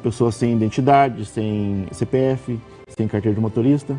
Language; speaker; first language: Portuguese; native; Portuguese